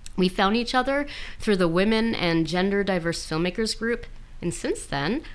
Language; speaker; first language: English; native; English